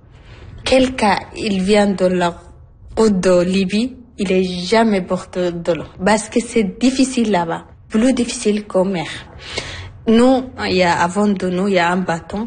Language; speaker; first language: French; non-native, learner; Arabic